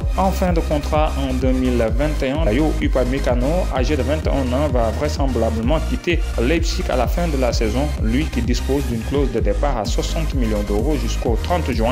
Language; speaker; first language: French; non-native, local second language; Wolof